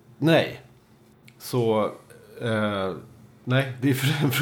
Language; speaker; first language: Swedish; native; Swedish